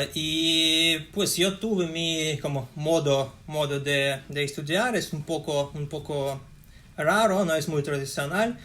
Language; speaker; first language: Spanish; non-native, fluent; Russian